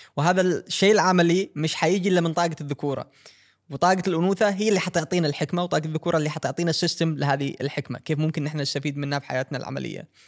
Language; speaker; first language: Arabic; native; Arabic